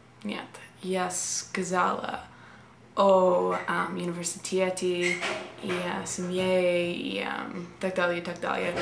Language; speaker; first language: Russian; non-native, learner; English